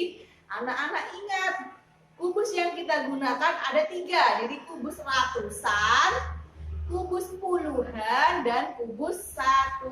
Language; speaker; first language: Indonesian; native; Indonesian